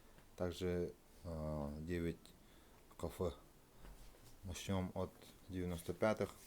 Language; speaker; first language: Russian; native; Russian